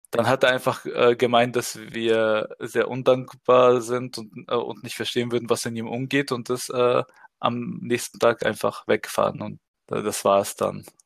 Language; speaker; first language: German; early bilingual, other home language; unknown